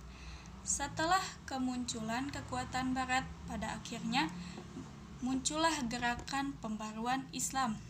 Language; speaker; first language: Indonesian; native; Indonesian